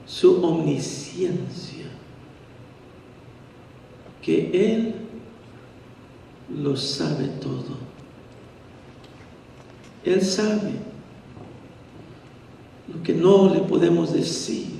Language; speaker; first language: Spanish; early bilingual, heritage; Spanish